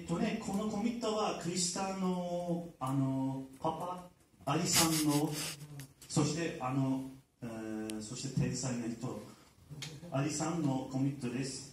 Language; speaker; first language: Japanese; non-native, learner; Turkish